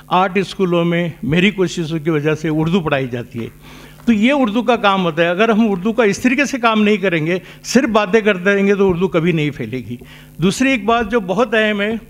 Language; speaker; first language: Hindi; non-native, local second language; Marathi